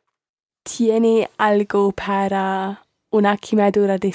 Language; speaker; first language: Spanish; non-native, learner; English